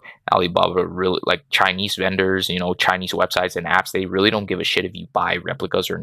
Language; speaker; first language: English; native; English